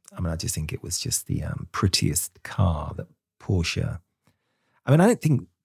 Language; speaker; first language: English; native; English